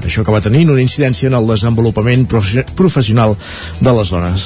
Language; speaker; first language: Catalan; native; Catalan